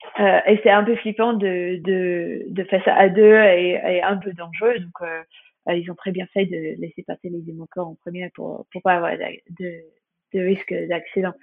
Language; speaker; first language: French; non-native, fluent; English